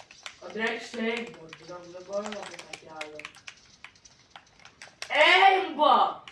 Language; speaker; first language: Greek; native; Greek